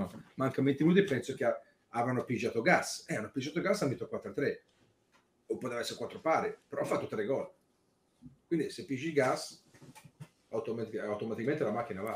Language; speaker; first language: Italian; early bilingual, heritage; Italian